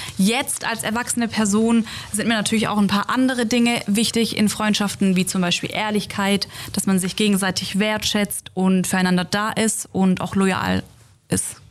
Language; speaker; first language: German; native; German